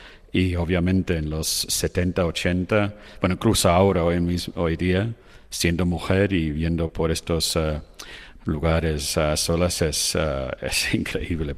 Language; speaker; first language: Spanish; non-native, fluent; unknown